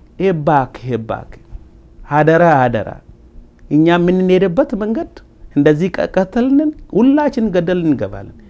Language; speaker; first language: Amharic; non-native, local second language; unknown